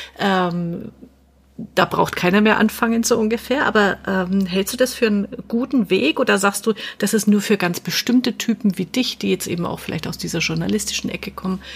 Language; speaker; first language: German; native; German